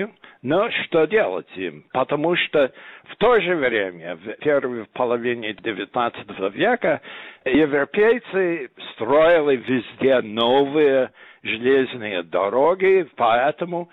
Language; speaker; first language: Russian; non-native, fluent; English